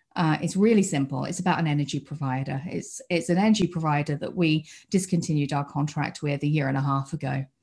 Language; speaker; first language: English; native; English